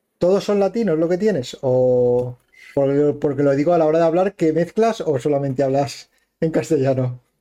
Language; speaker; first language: Spanish; native; Spanish